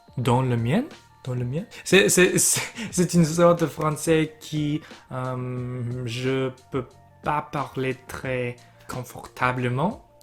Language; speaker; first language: French; non-native, learner; English